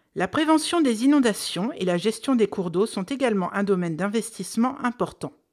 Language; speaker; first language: French; native; French